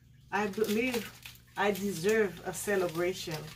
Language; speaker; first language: English; non-native, fluent; Haitian Creole